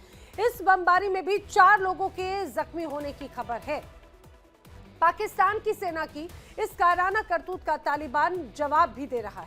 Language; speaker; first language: Hindi; native; Hindi